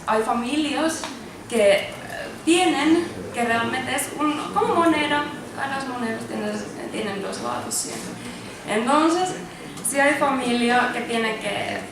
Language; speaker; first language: Spanish; non-native, learner; Finnish